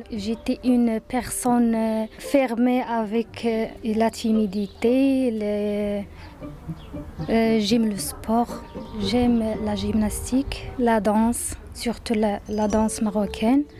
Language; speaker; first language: French; non-native, learner; Berber languages